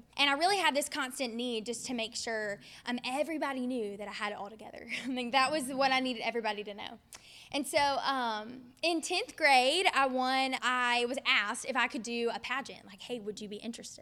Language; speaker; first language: English; native; English